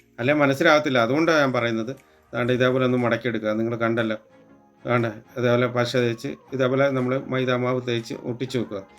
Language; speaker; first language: Malayalam; native; Malayalam